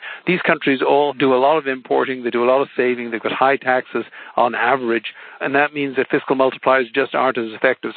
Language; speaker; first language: English; native; English